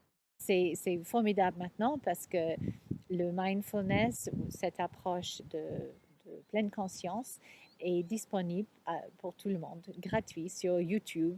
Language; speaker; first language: French; non-native, fluent; English